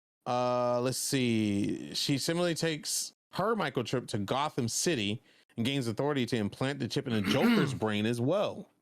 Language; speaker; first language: English; native; English